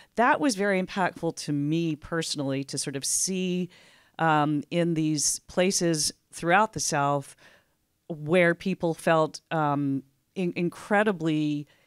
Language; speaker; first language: English; native; English